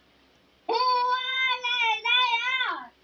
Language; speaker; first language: English; non-native, learner; Chinese